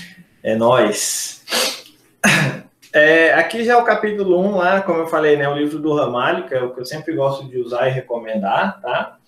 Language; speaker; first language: Portuguese; native; Portuguese